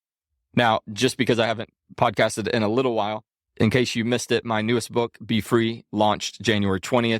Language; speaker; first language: English; native; English